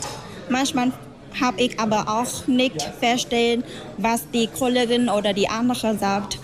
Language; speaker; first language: German; non-native, learner; Vietnamese